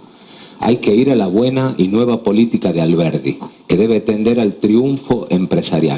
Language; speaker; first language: Spanish; native; Spanish